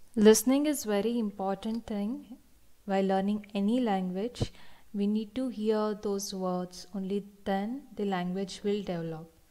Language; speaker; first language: English; non-native, local second language; Hindi